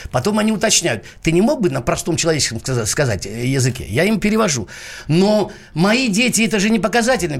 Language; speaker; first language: Russian; non-native, local second language; Georgian